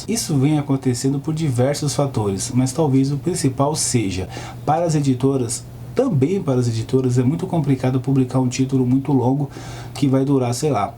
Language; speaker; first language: Portuguese; native; Portuguese